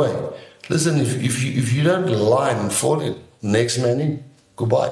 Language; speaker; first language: English; non-native, local second language; Afrikaans